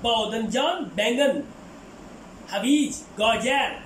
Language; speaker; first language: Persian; non-native, fluent; Urdu